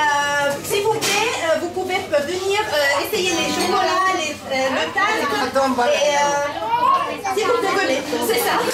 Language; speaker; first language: French; non-native, learner; Arabic